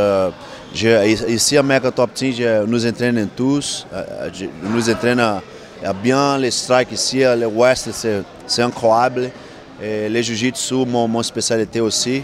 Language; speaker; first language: French; non-native, learner; Portuguese